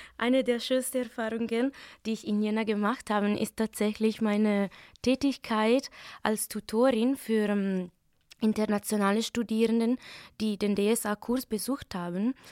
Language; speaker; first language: German; non-native, fluent; Italian